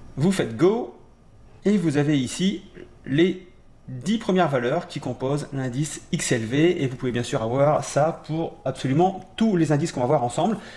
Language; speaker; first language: French; native; French